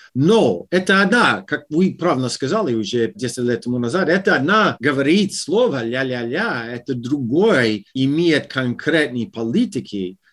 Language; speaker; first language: Russian; non-native, learner; English